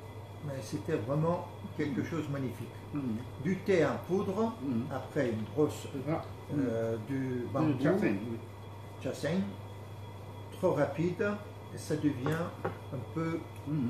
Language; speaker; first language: French; non-native, fluent; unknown